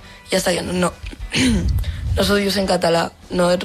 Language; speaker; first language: Catalan; non-native, local second language; Spanish